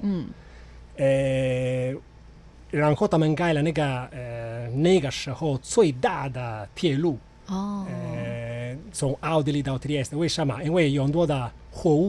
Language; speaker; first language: Chinese; non-native, fluent; Italian